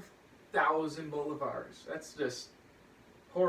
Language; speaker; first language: English; native; English